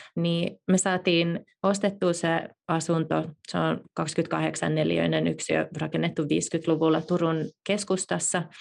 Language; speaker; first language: Finnish; native; Finnish